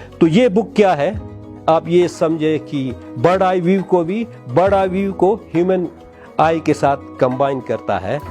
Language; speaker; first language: Urdu; non-native, local second language; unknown